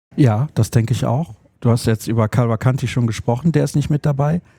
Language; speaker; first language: German; native; German